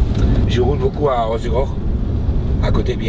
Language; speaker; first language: French; non-native, learner; Spanish